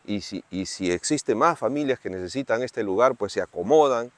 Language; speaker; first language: Spanish; native; Spanish